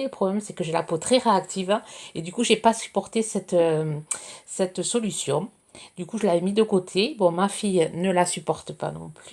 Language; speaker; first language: French; native; French